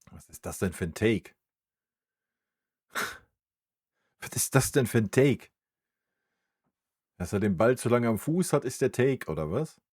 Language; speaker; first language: German; native; German